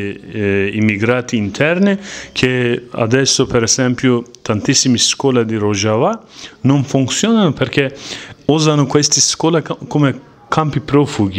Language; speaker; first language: Italian; non-native, learner; Kurdish